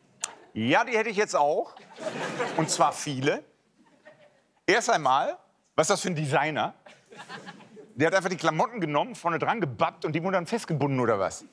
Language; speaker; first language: German; native; German